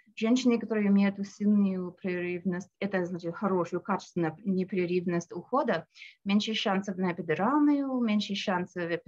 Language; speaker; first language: Russian; non-native, fluent; English